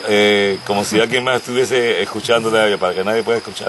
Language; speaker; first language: Spanish; native; Spanish